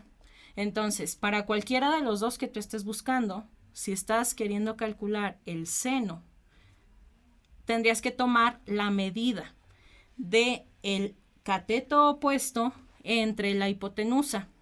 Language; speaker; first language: Spanish; native; Spanish